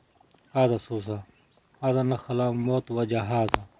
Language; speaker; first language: Arabic; non-native, learner; Urdu